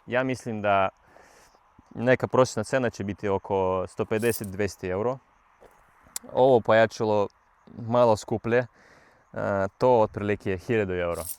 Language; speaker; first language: Bosnian; non-native, learner; Russian